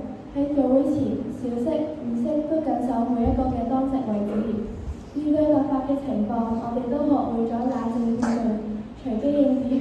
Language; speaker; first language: Cantonese; native; Cantonese